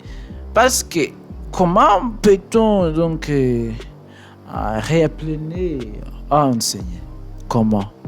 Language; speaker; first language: French; non-native, learner; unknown